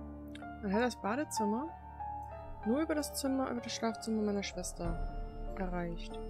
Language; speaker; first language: German; native; German